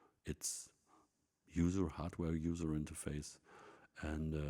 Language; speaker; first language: English; non-native, fluent; German